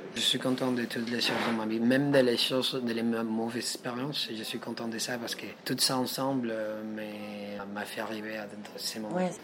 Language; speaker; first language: French; non-native, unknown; Spanish